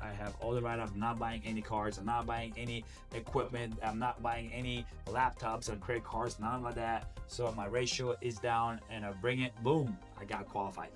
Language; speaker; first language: English; non-native, fluent; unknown